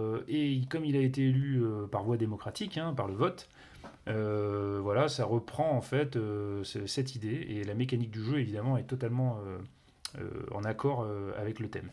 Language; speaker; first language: French; native; French